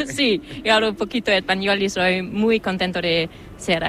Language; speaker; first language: Spanish; non-native, learner; German